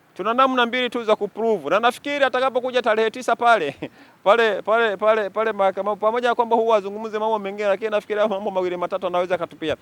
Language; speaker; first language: Swahili; native; Swahili